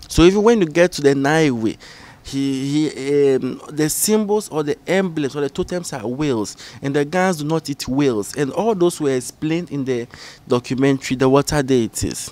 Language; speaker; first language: English; non-native, local second language; Ga